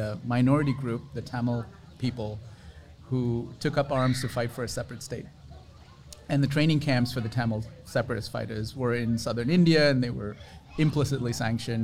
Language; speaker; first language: English; non-native, local second language; Sinhala